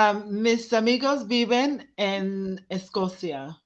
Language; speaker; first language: Spanish; non-native, learner; English